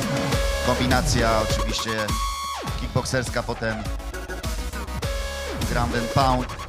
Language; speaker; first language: Polish; native; Polish